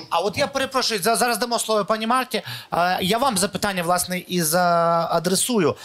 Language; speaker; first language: Ukrainian; native; Ukrainian